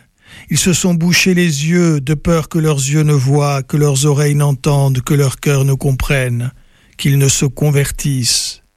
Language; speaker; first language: French; native; French